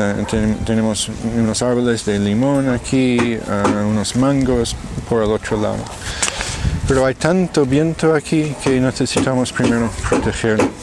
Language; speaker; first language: Spanish; non-native, fluent; English